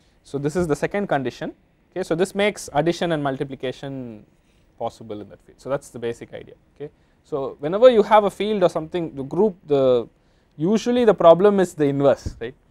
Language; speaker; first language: English; non-native, local second language; Tamil